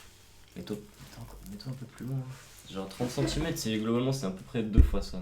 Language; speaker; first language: French; native; French